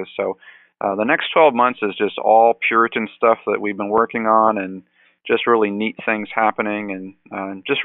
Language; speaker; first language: English; native; English